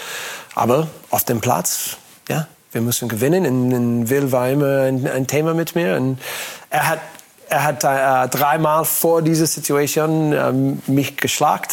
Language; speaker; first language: German; non-native, learner; English